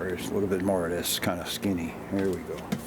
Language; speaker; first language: English; native; English